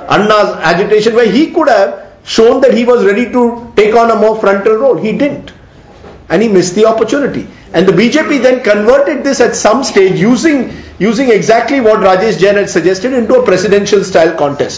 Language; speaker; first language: English; non-native, local second language; Marathi